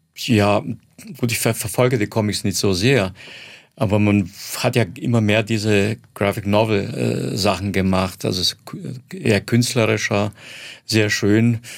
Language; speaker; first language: German; non-native, fluent; Croatian